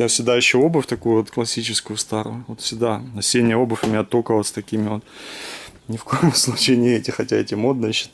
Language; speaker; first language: Russian; native; Russian